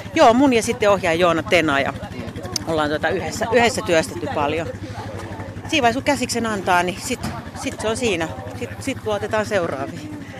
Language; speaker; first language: Finnish; native; Finnish